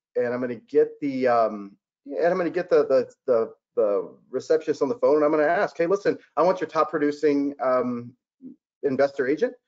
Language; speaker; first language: English; native; English